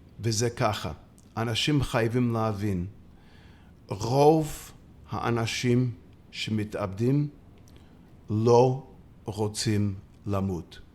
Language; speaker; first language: Hebrew; non-native, fluent; English